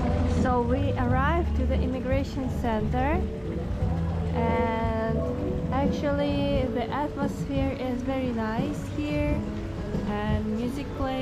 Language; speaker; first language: English; non-native, fluent; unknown